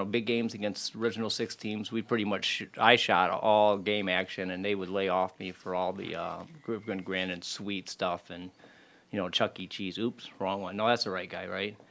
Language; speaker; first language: English; native; English